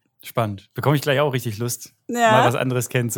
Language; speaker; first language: German; native; German